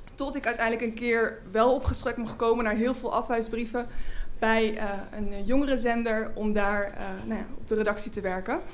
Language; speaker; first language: Dutch; native; Dutch